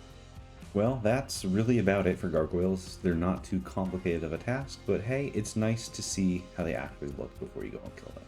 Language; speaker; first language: English; native; English